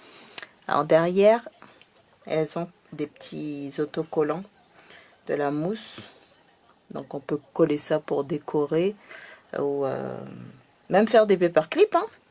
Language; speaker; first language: French; native; French